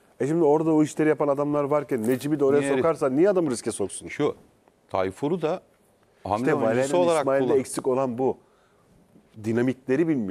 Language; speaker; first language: Turkish; native; Turkish